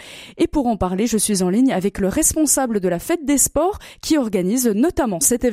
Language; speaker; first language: French; native; French